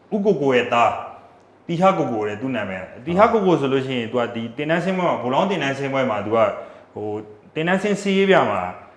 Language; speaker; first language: Burmese; native; Burmese